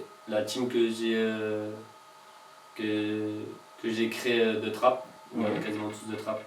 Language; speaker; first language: French; native; French